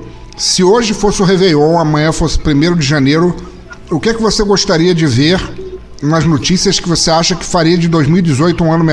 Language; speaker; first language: Portuguese; native; Portuguese